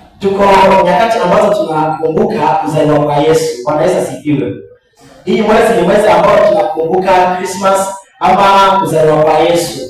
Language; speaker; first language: Swahili; non-native, local second language; Rundi